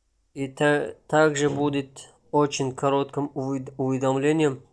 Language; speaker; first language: Russian; non-native, local second language; Tajik